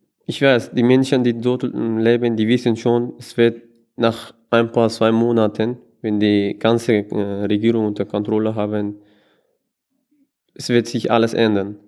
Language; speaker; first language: German; non-native, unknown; Persian